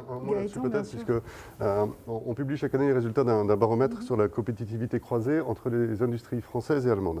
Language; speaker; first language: French; native; French